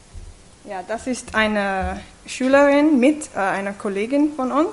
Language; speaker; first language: German; non-native, fluent; English